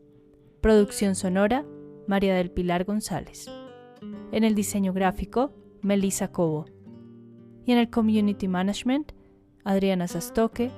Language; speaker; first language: Spanish; native; Spanish